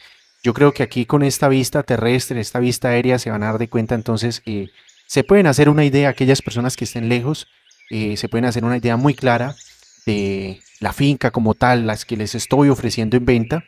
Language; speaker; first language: Spanish; native; Spanish